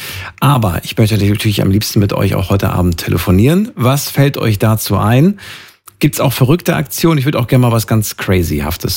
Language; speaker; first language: German; native; German